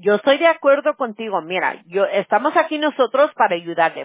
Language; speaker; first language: Spanish; early bilingual, heritage; Spanish